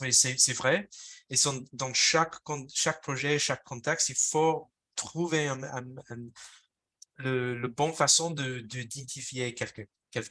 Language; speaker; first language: French; non-native, fluent; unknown